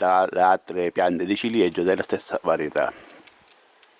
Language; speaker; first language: Italian; native; Italian